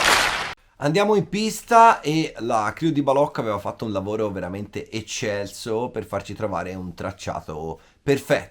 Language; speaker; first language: Italian; native; Italian